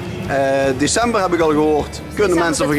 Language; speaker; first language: Dutch; native; Dutch